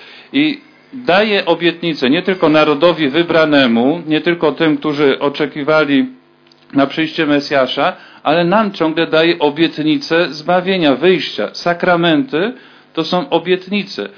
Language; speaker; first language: Polish; native; Polish